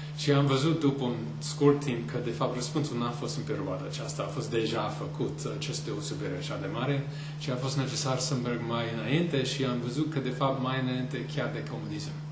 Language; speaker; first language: Romanian; non-native, fluent; English